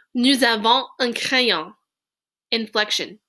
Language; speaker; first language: French; non-native, fluent; English